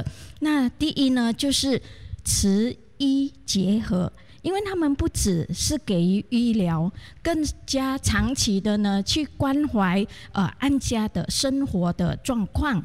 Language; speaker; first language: Chinese; native; Chinese